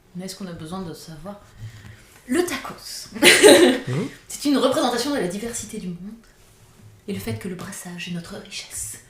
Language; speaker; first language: French; native; French